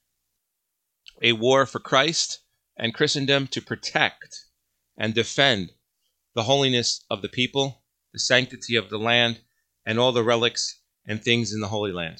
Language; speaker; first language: English; native; English